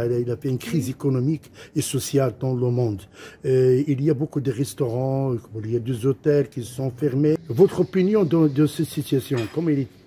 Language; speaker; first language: French; non-native, local second language; Arabic